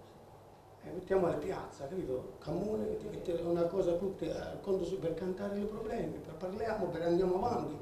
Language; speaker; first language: Italian; non-native, learner; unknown